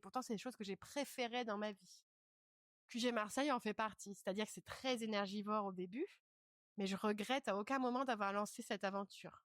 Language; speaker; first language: French; native; French